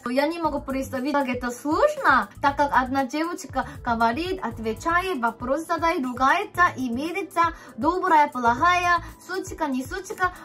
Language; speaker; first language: Russian; non-native, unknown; Korean